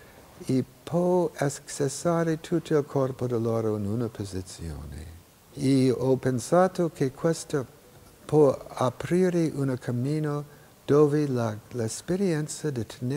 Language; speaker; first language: Italian; non-native, learner; English